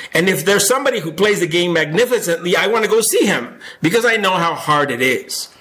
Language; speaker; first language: English; non-native, fluent; Spanish